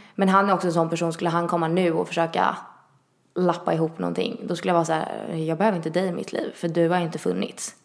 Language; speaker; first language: Swedish; early bilingual, other home language; Italian